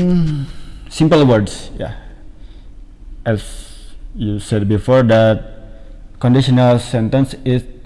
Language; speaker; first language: English; non-native, fluent; Indonesian